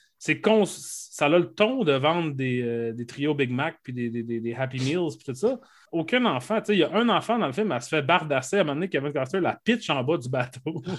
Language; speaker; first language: French; native; French